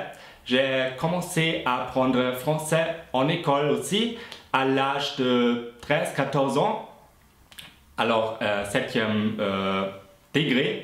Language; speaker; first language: French; non-native, fluent; German